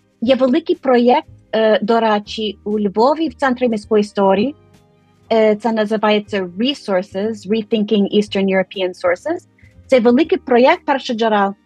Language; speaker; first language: Ukrainian; non-native, fluent; English